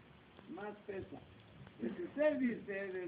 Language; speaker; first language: Spanish; non-native, learner; Hebrew